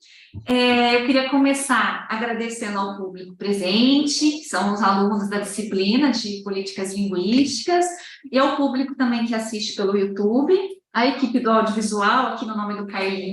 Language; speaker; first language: Portuguese; native; Portuguese